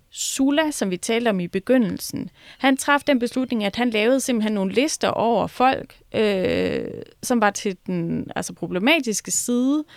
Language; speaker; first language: Danish; native; Danish